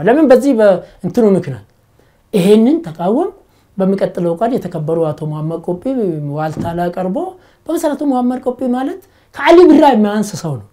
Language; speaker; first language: Amharic; non-native, local second language; Oromo